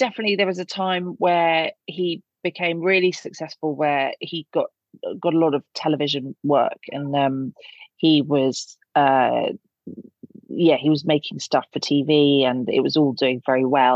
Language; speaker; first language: English; native; English